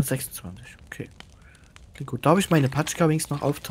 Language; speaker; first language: German; native; German